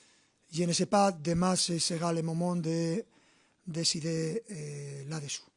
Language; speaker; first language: French; non-native, fluent; Spanish